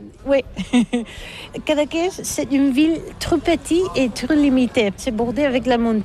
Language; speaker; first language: French; non-native, learner; Catalan